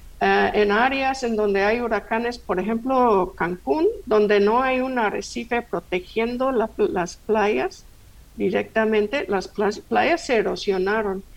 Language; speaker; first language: Spanish; non-native, fluent; English